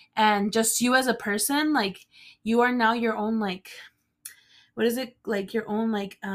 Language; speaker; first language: English; early bilingual, other home language; Spanish